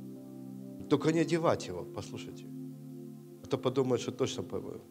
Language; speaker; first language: Russian; native; Russian